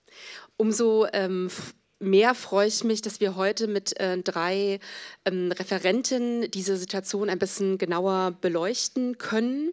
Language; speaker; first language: German; native; German